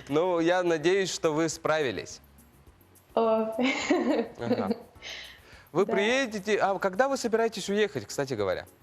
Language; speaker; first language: Russian; native; Russian